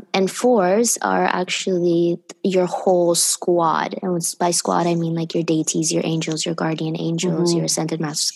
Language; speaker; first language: English; native; English